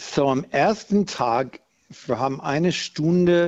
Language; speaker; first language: German; non-native, fluent; English